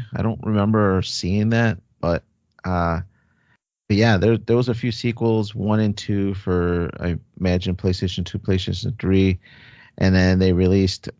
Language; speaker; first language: English; native; English